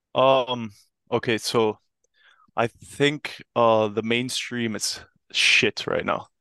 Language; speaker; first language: English; non-native, fluent; Italian